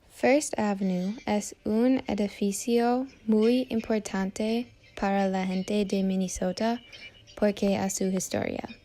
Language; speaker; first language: Spanish; non-native, learner; English